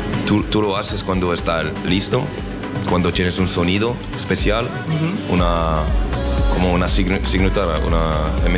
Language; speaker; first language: Spanish; non-native, learner; French